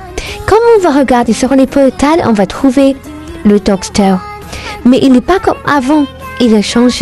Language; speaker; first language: French; non-native, learner; Arabic